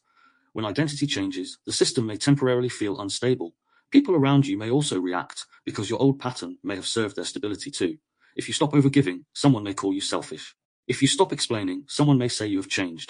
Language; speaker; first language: English; native; English